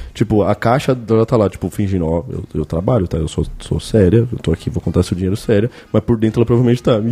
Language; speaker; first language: Portuguese; native; Portuguese